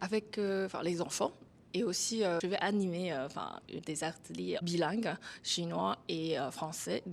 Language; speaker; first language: French; non-native, fluent; Chinese